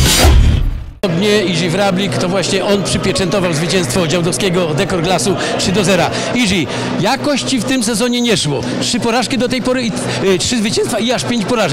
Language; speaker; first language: Polish; native; Polish